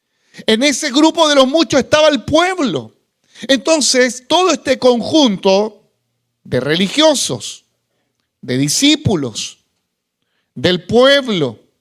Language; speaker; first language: Spanish; native; Spanish